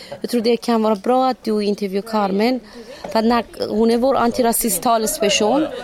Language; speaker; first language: Swedish; non-native, fluent; Persian